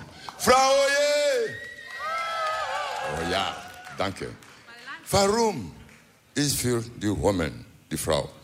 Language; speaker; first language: English; non-native, learner; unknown